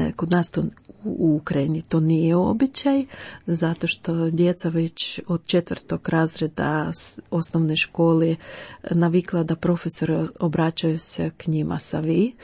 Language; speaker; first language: Croatian; non-native, fluent; Ukrainian